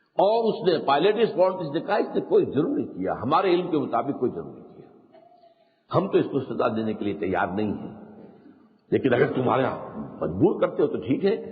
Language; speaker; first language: Urdu; native; Urdu